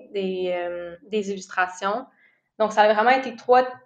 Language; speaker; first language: French; native; French